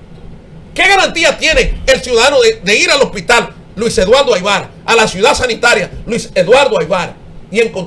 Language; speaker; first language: Spanish; native; Spanish